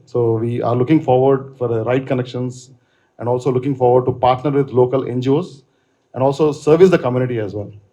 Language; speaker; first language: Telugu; native; Telugu